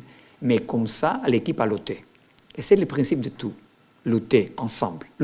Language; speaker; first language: French; non-native, learner; Portuguese